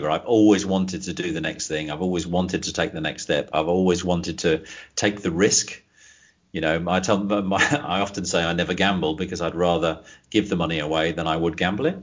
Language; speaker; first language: English; native; English